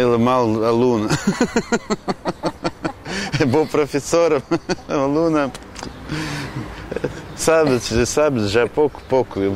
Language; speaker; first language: Portuguese; non-native, learner; Russian